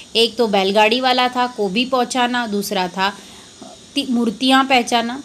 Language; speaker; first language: Hindi; non-native, local second language; Marathi